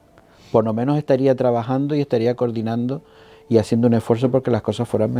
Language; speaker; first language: Spanish; native; Spanish